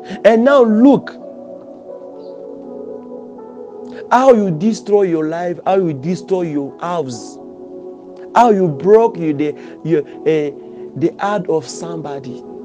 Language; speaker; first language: English; non-native, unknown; Lingala